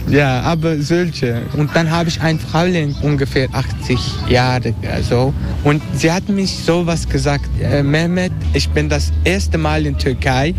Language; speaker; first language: German; non-native, fluent; Turkish